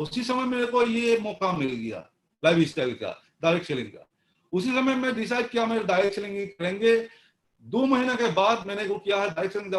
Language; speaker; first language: Hindi; non-native, local second language; Assamese